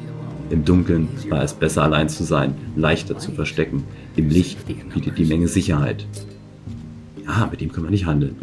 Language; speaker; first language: German; native; German